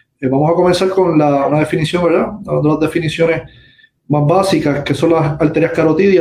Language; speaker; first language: Spanish; native; Spanish